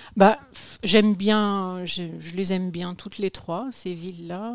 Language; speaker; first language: French; native; French